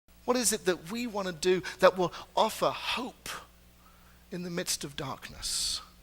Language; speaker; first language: English; native; English